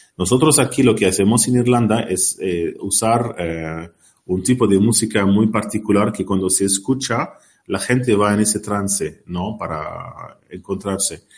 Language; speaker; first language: Spanish; non-native, learner; Arabic